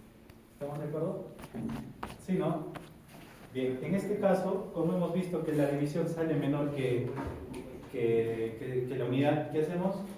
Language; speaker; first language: Spanish; native; Spanish